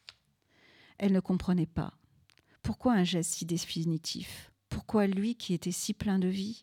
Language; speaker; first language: French; native; French